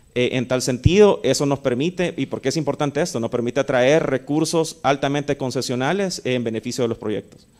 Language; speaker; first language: Spanish; native; Spanish